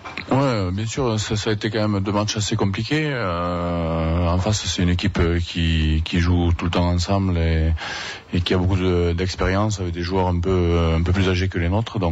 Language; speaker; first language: French; native; French